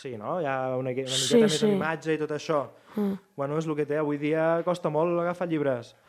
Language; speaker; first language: Catalan; native; Catalan